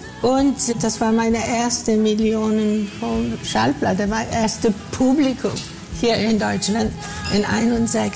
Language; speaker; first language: German; non-native, fluent; Greek